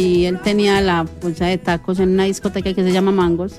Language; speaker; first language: Spanish; native; Spanish